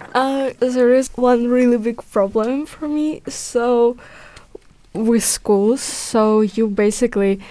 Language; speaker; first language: English; early bilingual, other home language; Ukrainian